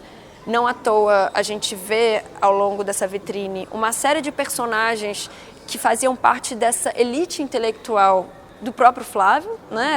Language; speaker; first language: Portuguese; native; Portuguese